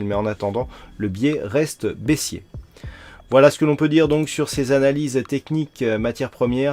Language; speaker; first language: French; native; French